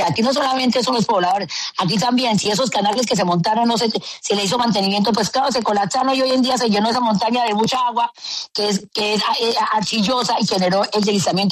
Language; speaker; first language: Spanish; native; Spanish